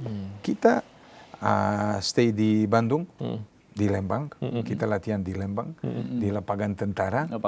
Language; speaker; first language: Indonesian; non-native, learner; Serbian